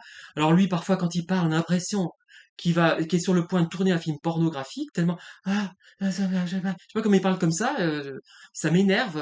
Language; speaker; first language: French; native; French